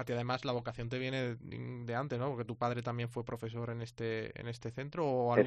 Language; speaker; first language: Spanish; native; Spanish